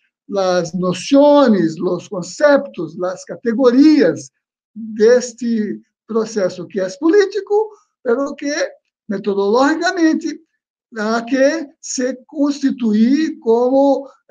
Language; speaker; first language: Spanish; non-native, learner; Portuguese